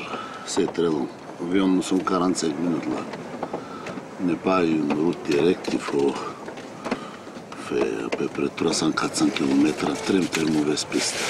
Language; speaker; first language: French; non-native, fluent; Bulgarian